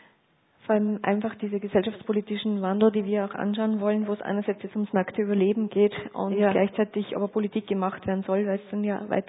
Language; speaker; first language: German; native; German